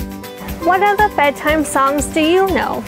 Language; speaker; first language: English; native; English